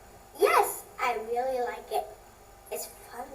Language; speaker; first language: English; early bilingual, other home language; Vietnamese